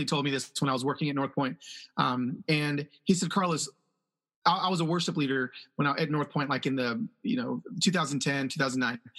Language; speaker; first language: English; early bilingual, other home language; Spanish